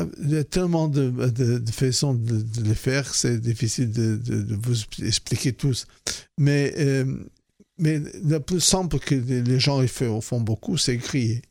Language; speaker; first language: French; non-native, fluent; Portuguese